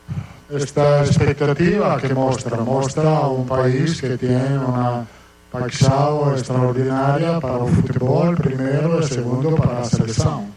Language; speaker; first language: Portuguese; non-native, fluent; Italian